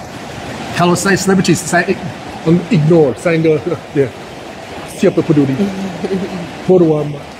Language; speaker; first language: Indonesian; non-native, fluent; English